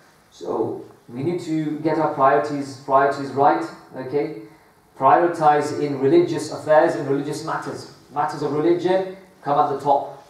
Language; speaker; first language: English; early bilingual, other home language; Urdu